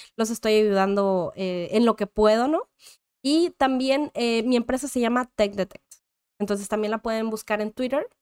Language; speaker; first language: Spanish; native; Spanish